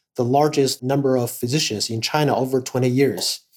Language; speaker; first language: English; non-native, fluent; Chinese